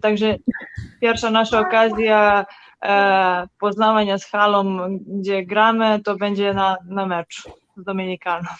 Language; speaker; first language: Polish; non-native, learner; Serbian